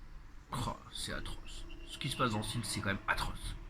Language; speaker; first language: French; native; French